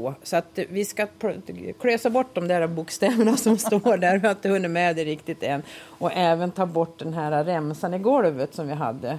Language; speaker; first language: Swedish; native; Swedish